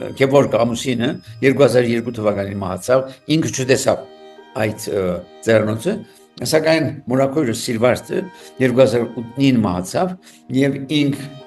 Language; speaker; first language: Armenian; early bilingual, heritage; Armenian